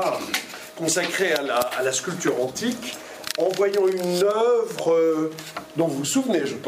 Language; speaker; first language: French; native; French